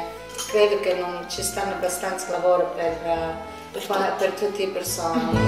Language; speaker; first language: Italian; early bilingual, heritage; Italian